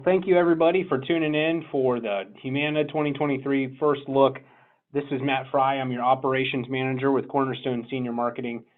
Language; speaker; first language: English; native; English